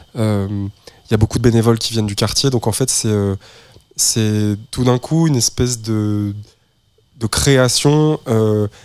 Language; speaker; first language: French; native; French